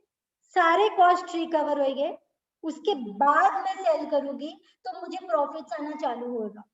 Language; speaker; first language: Hindi; native; Hindi